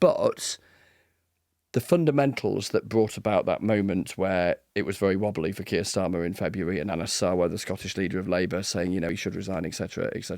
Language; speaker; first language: English; native; English